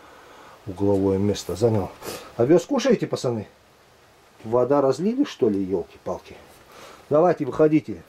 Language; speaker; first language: Russian; native; Russian